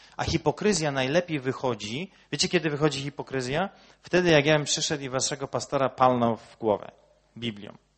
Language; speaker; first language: Polish; early bilingual, heritage; Polish